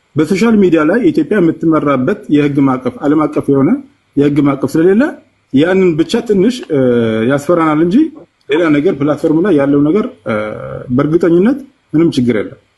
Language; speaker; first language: Amharic; non-native, local second language; Afar